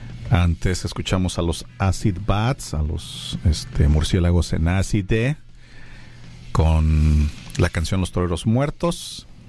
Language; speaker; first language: Spanish; native; Spanish